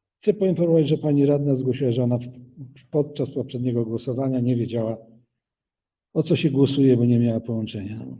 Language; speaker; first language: Polish; native; Polish